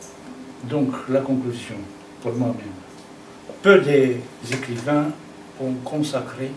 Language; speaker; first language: French; non-native, fluent; Romanian